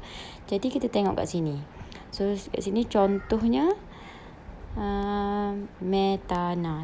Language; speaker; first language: Malay; native; Malay